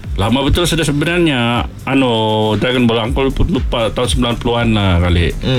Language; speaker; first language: Malay; native; Malay